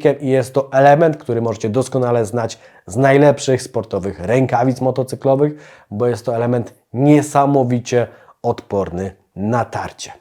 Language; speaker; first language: Polish; native; Polish